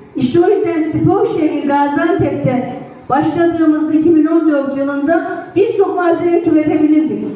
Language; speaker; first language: Turkish; native; Turkish